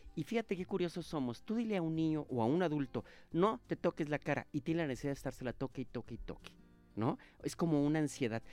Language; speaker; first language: Spanish; native; Spanish